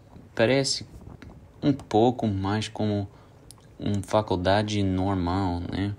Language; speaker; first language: Portuguese; early bilingual, heritage; English